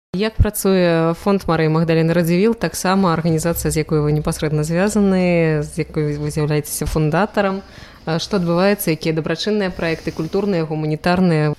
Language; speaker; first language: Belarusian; native; Belarusian